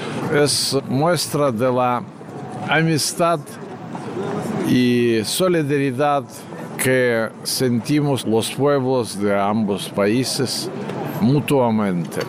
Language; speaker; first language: Spanish; non-native, fluent; Russian